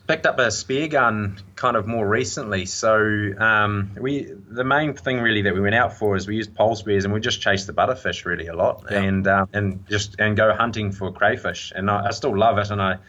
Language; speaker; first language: English; native; English